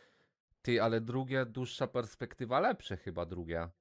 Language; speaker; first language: Polish; native; Polish